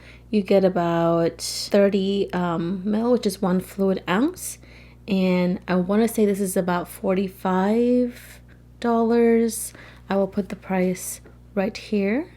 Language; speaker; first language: English; native; English